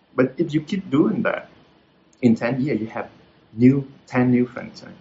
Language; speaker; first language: English; non-native, fluent; Vietnamese